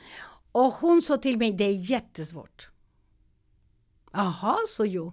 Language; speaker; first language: Swedish; non-native, learner; Spanish